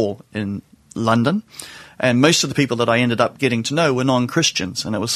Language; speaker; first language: English; native; English